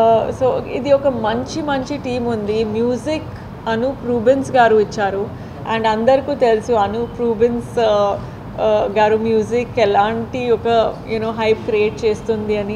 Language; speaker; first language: Telugu; non-native, fluent; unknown